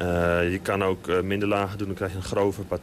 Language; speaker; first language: Dutch; native; Dutch